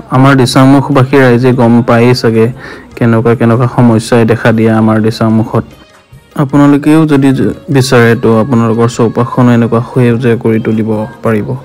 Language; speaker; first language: Assamese; non-native, local second language; Mising